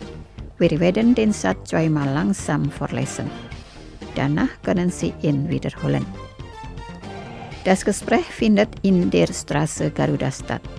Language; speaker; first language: German; non-native, learner; Indonesian